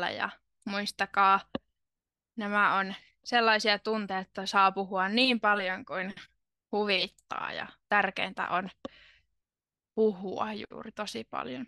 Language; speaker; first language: Finnish; native; Finnish